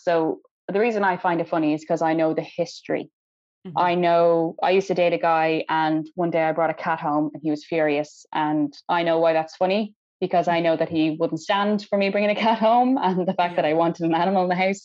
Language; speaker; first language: English; native; English